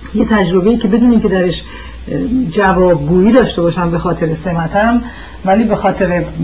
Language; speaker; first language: Persian; early bilingual, heritage; Persian